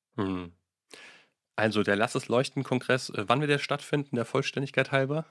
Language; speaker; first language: German; native; German